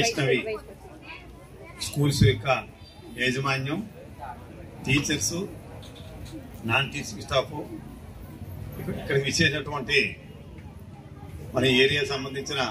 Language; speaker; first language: Telugu; native; Telugu